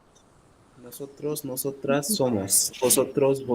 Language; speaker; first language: Spanish; non-native, learner; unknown